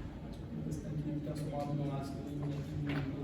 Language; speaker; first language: Spanish; non-native, learner; Portuguese